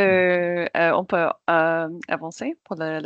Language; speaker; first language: French; non-native, fluent; English